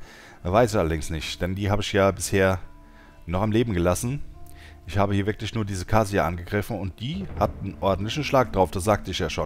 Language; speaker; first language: German; native; German